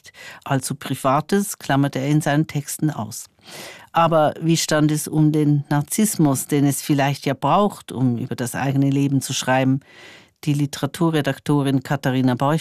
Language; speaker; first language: German; native; German